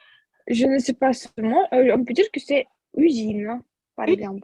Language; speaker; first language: French; non-native, fluent; Russian